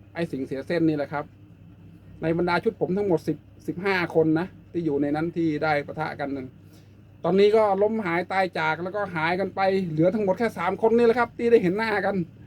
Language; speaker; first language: Thai; non-native, local second language; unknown